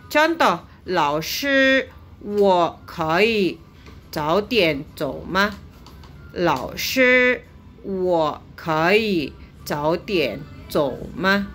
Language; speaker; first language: Chinese; non-native, fluent; Indonesian